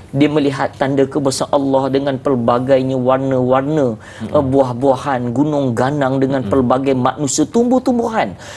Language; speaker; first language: Malay; native; Malay